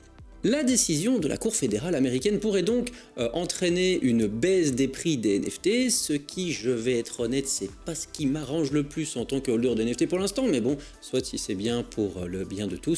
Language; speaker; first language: French; native; French